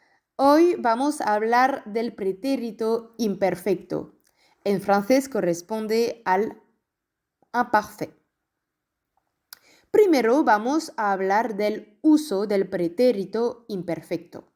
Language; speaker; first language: Spanish; non-native, fluent; French